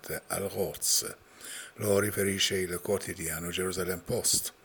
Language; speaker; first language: Italian; non-native, fluent; Persian